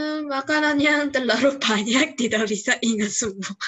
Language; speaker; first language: Indonesian; non-native, learner; Korean